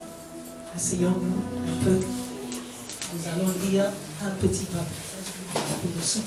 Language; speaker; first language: French; non-native, fluent; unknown